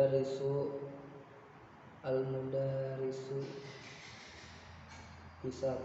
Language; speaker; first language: Arabic; non-native, learner; Indonesian